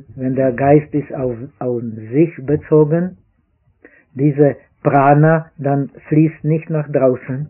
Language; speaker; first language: German; non-native, fluent; Czech